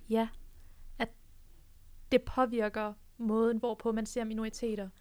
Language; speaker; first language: Danish; early bilingual, other home language; Persian